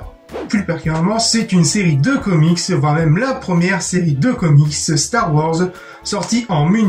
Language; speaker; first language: French; native; French